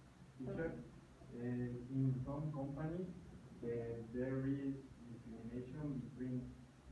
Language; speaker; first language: English; non-native, learner; Spanish